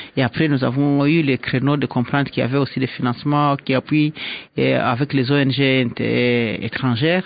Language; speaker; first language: French; non-native, local second language; Swahili